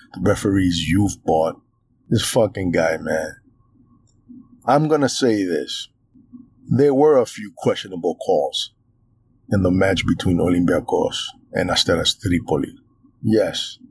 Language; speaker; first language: English; early bilingual, other home language; Greek